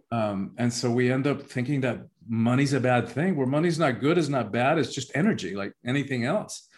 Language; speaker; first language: English; early bilingual, other home language; Spanish